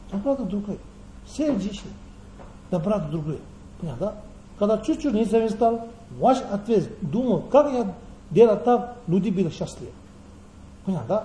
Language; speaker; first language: Russian; non-native, learner; Tibetan